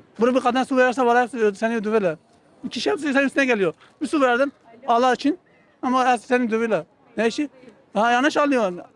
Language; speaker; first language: Turkish; non-native, local second language; Kurdish